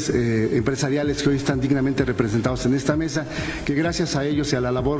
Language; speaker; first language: Spanish; native; Spanish